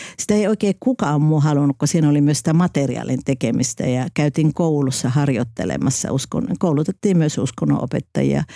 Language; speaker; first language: Finnish; native; Finnish